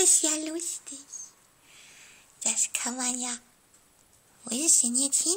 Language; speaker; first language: German; native; German